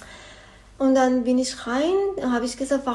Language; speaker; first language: German; non-native, learner; Persian